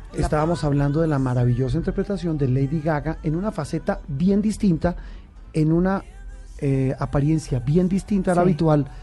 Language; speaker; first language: Spanish; native; Spanish